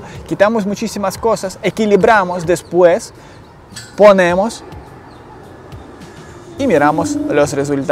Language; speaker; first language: Spanish; non-native, learner; Ukrainian